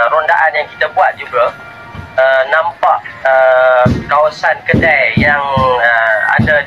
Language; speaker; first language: Malay; native; Malay